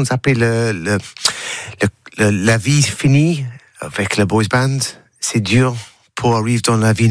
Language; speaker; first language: French; non-native, learner; English